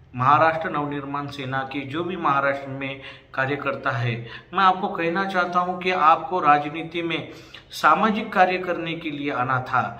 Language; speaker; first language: Hindi; non-native, local second language; Marathi